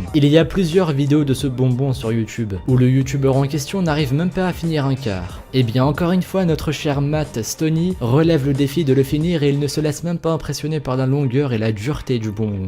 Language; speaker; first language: French; native; French